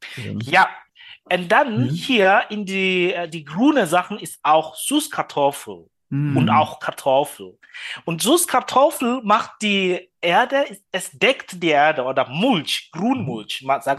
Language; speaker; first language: German; non-native, learner; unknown